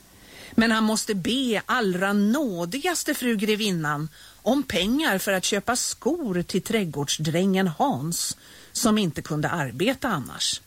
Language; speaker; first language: Swedish; native; Swedish